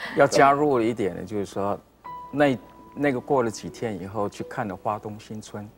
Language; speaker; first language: Chinese; native; Chinese